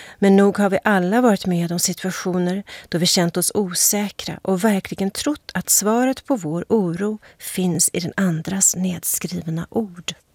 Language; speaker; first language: Swedish; native; Swedish